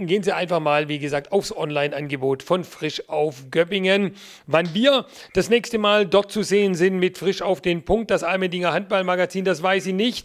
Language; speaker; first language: German; native; German